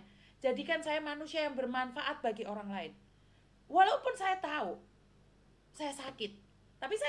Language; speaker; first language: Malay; non-native, local second language; Javanese